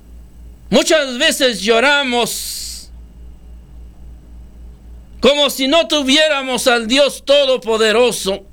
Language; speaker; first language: Spanish; native; Spanish